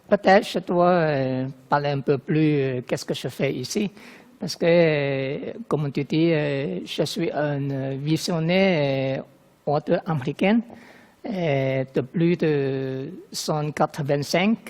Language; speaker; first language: French; non-native, fluent; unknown